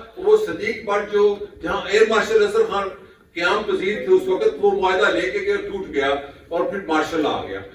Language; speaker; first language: Urdu; non-native, local second language; Punjabi